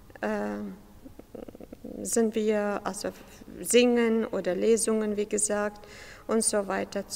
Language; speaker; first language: German; non-native, fluent; Syriac